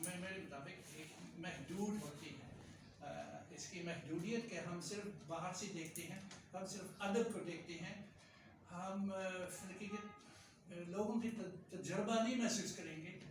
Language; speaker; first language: Hindi; non-native, fluent; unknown